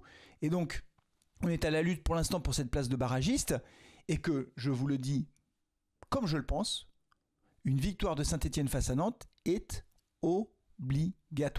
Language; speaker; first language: French; native; French